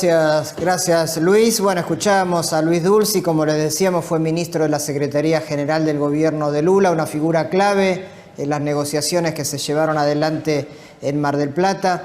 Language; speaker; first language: Spanish; native; Spanish